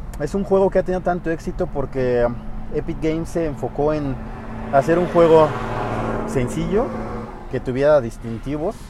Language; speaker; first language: Spanish; native; Spanish